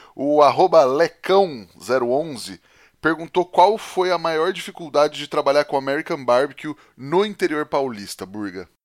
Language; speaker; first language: Portuguese; native; Portuguese